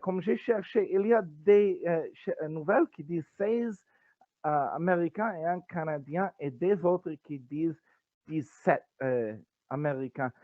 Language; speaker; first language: French; non-native, learner; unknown